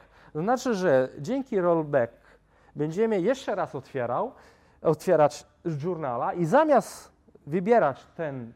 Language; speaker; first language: Polish; non-native, fluent; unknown